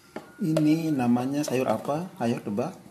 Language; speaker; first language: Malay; non-native, local second language; Sundanese